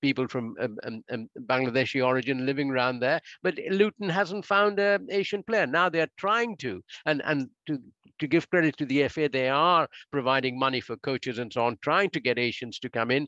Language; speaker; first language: English; non-native, local second language; Bangla